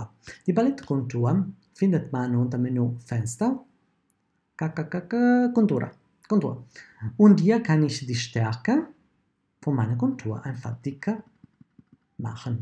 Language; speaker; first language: German; non-native, fluent; Italian